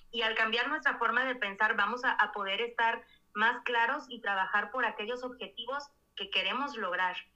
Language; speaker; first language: Spanish; native; Spanish